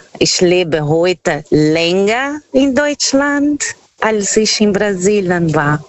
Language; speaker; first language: German; non-native, learner; Portuguese